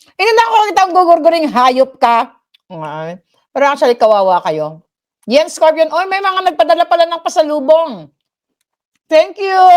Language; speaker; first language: Filipino; non-native, local second language; Hiligaynon